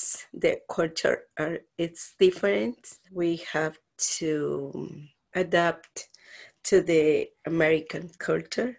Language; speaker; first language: English; non-native, learner; Spanish